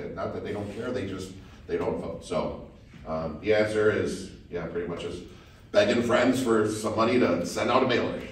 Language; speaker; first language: English; native; English